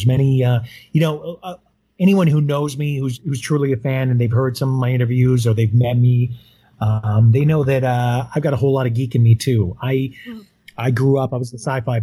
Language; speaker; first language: English; native; English